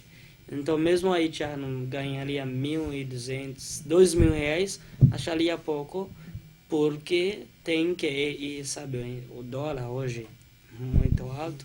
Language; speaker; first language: Portuguese; non-native, fluent; Haitian Creole